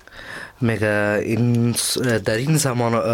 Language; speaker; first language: German; non-native, learner; Persian